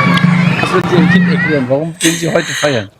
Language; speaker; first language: German; native; German